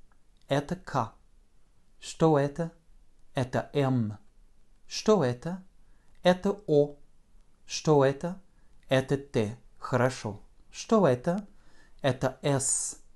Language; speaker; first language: Russian; non-native, fluent; French